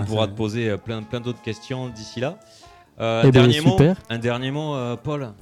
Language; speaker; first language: French; native; French